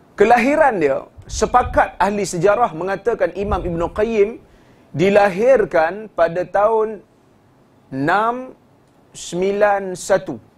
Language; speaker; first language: Malay; native; Malay